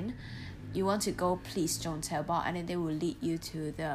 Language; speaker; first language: English; non-native, local second language; Cantonese